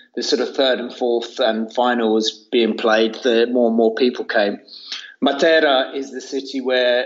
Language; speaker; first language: English; native; English